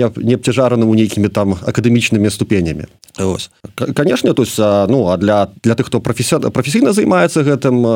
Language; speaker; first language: Belarusian; native; Belarusian